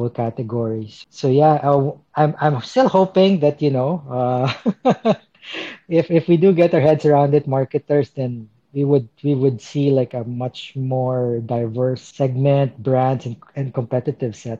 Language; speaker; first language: English; non-native, local second language; Filipino